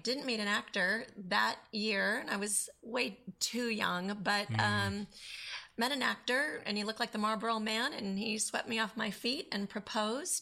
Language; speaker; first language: English; native; English